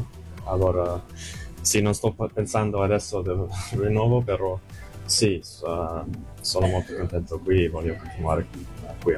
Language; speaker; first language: Italian; non-native, fluent; English